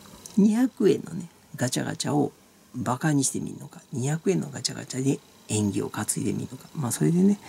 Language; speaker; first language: Japanese; native; Japanese